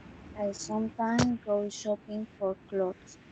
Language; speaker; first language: English; non-native, learner; Spanish